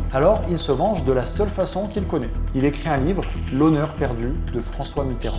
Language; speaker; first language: French; native; French